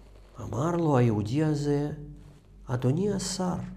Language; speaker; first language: Hebrew; non-native, fluent; Russian